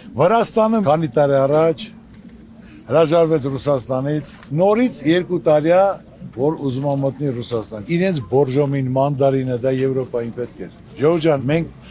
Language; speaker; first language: Armenian; native; Armenian